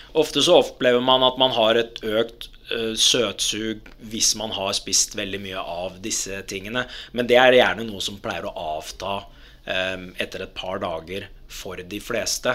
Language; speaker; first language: Norwegian; early bilingual, other home language; Arabic